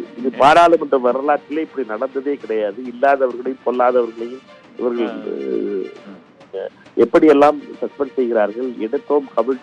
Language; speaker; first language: Tamil; native; Tamil